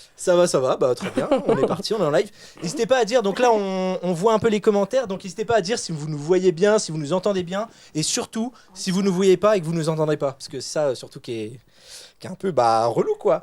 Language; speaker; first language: French; native; French